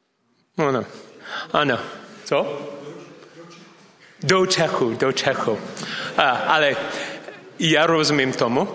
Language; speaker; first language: Czech; non-native, learner; English